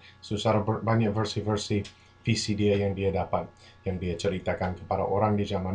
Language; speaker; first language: Indonesian; non-native, fluent; English